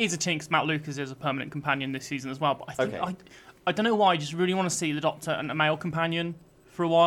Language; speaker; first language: English; native; English